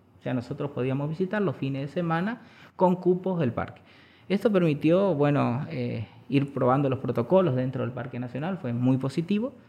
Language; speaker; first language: Spanish; native; Spanish